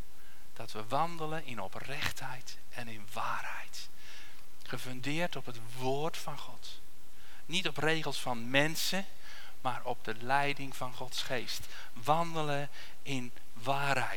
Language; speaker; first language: Dutch; native; Dutch